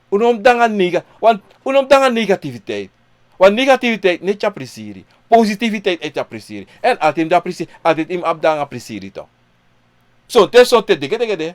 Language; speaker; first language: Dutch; non-native, local second language; Sranan Tongo